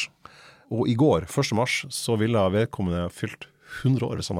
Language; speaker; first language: Norwegian; native; Norwegian